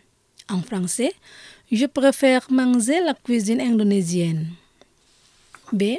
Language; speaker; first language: French; non-native, fluent; Indonesian